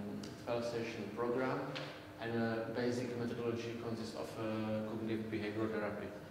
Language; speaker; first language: English; non-native, learner; Czech